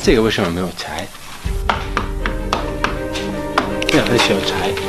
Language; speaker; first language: Chinese; non-native, learner; Italian